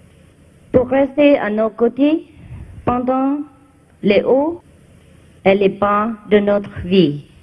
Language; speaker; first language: French; non-native, fluent; Vietnamese